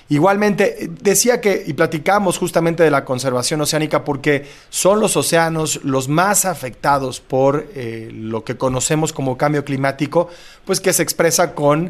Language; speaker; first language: Spanish; native; Spanish